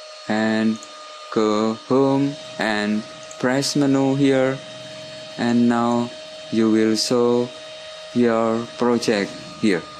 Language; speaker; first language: English; non-native, learner; Indonesian